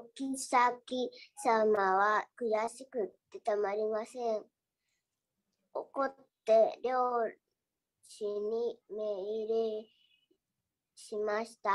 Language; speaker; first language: Japanese; non-native, learner; Vietnamese